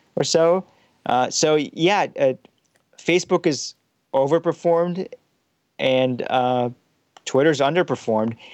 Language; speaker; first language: English; early bilingual, heritage; German